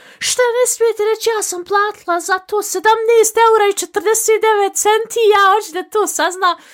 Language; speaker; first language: Bosnian; early bilingual, heritage; Bosnian